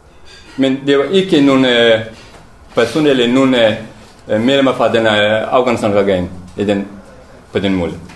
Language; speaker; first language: Danish; non-native, learner; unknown